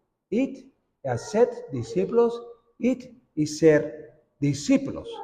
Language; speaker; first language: Spanish; non-native, fluent; Dutch